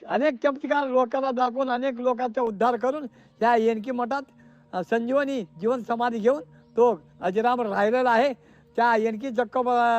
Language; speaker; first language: Marathi; non-native, local second language; Kannada